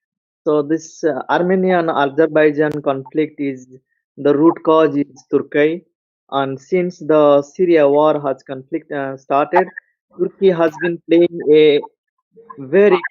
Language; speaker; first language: English; non-native, fluent; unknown